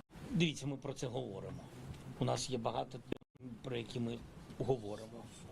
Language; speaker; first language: Ukrainian; non-native, local second language; Russian